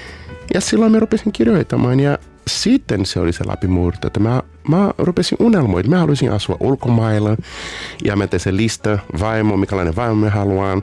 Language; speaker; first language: Finnish; non-native, fluent; Portuguese